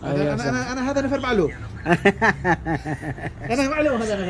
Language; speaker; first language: Arabic; non-native, learner; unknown